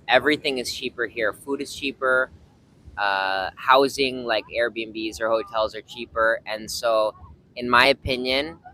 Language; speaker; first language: English; early bilingual, heritage; English